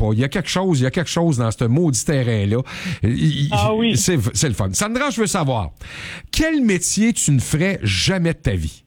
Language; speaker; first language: French; native; French